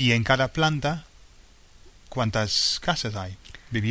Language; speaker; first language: Spanish; non-native, fluent; English